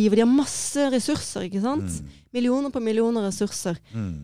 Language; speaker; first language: Norwegian; native; Norwegian